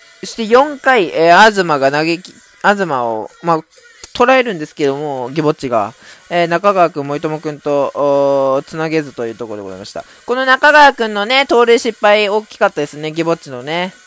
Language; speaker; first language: Japanese; native; Japanese